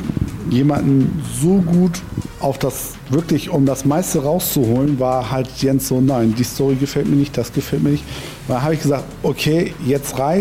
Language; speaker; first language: German; native; German